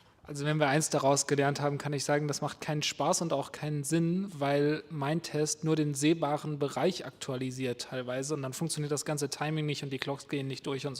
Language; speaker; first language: German; native; German